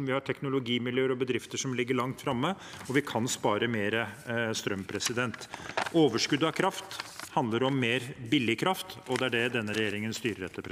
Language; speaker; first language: Norwegian; native; Norwegian